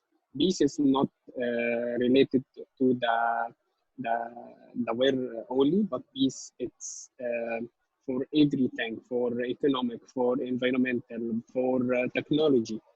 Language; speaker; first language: English; non-native, learner; Arabic